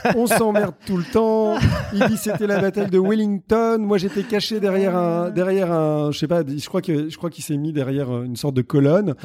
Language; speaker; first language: French; native; French